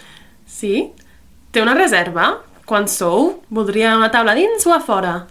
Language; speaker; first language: Catalan; early bilingual, heritage; English